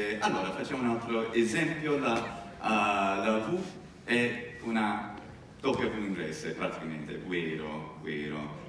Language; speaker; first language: Italian; non-native, fluent; English